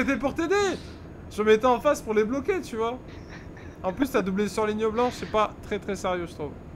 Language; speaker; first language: French; native; French